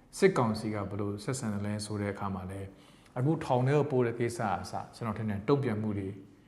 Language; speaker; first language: Burmese; native; Burmese